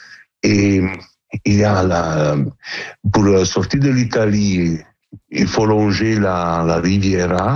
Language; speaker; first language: French; non-native, learner; Italian